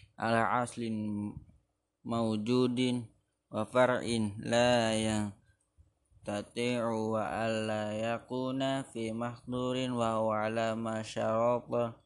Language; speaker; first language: Arabic; non-native, learner; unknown